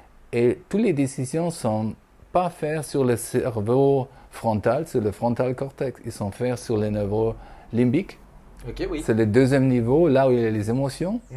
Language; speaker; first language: French; non-native, fluent; German